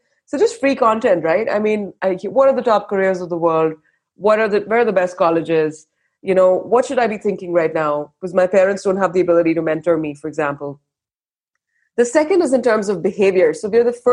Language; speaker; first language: English; non-native, local second language; Hindi